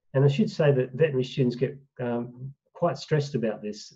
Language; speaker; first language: English; native; English